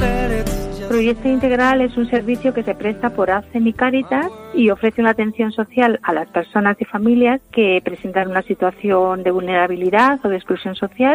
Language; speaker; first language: Spanish; native; Spanish